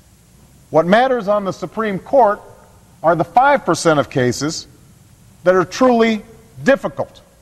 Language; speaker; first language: English; native; English